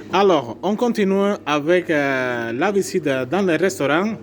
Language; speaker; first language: French; non-native, fluent; Spanish